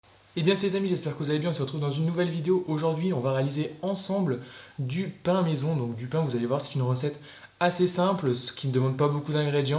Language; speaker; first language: French; native; French